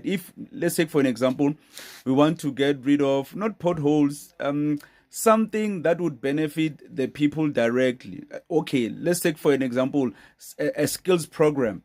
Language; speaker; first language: English; non-native, local second language; Zulu